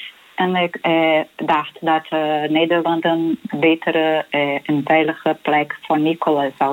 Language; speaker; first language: Dutch; non-native, learner; Portuguese